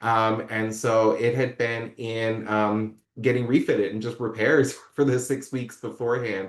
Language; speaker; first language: English; native; English